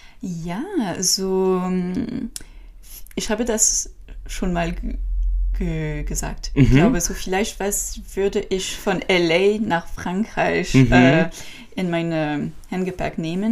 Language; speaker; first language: German; non-native, learner; French